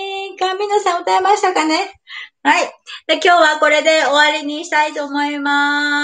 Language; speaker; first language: Japanese; native; Japanese